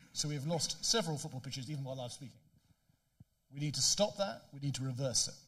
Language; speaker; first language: English; native; English